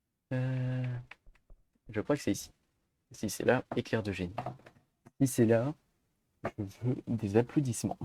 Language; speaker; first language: French; native; French